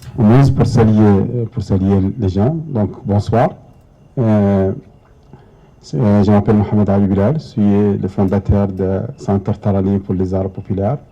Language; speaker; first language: French; non-native, local second language; Arabic